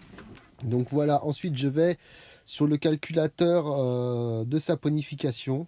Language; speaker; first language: French; native; French